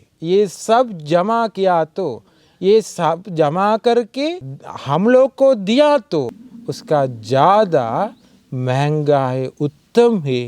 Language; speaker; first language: Hindi; non-native, fluent; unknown